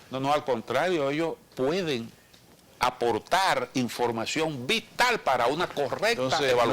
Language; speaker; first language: Spanish; native; Spanish